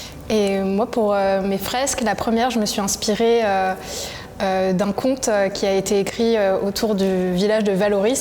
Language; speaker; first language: French; native; French